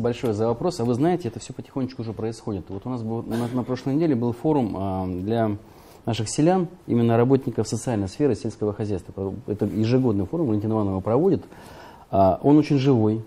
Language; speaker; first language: Russian; native; Russian